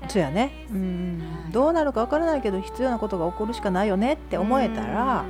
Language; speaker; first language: Japanese; native; Japanese